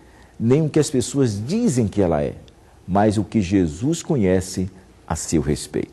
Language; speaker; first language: Portuguese; native; Portuguese